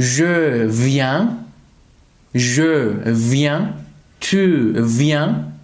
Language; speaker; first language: French; non-native, fluent; Spanish